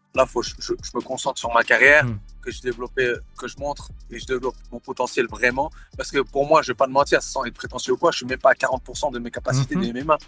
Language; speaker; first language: French; early bilingual, other home language; Thai